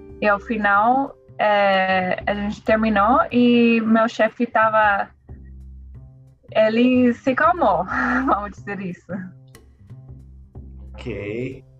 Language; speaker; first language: Portuguese; non-native, learner; English